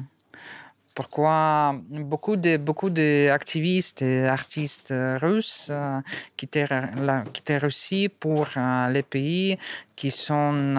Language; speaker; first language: French; non-native, learner; Russian